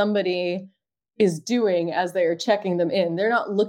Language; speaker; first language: English; native; English